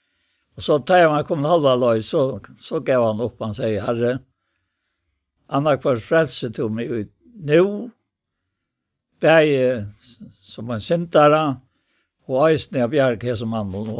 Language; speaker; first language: Danish; non-native, local second language; Faroese